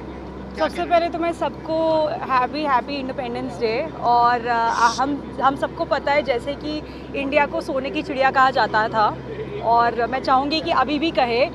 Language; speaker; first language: Hindi; native; Hindi